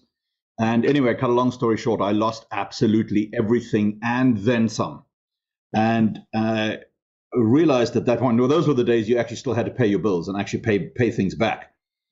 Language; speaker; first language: English; non-native, local second language; German